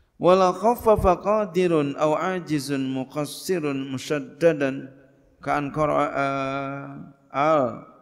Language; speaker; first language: Arabic; non-native, fluent; Indonesian